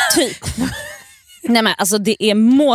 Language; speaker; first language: Swedish; native; Swedish